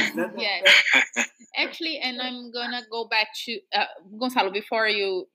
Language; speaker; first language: English; non-native, fluent; Portuguese